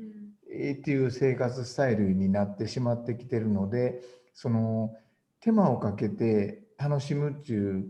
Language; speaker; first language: Japanese; native; Japanese